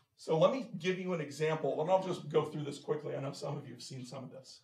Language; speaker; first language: English; native; English